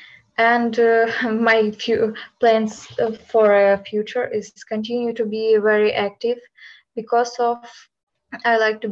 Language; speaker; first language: English; non-native, learner; Ukrainian